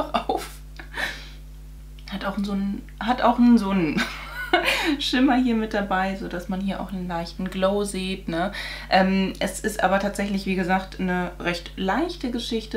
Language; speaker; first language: German; native; German